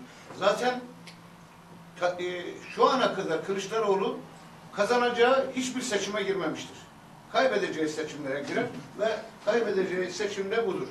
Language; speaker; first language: Turkish; native; Turkish